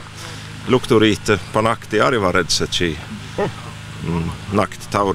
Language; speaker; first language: Latvian; non-native, learner; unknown